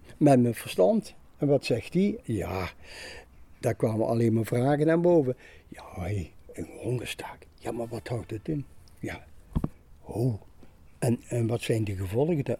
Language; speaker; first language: Dutch; native; Dutch